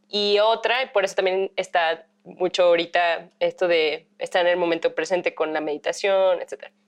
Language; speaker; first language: Spanish; native; Spanish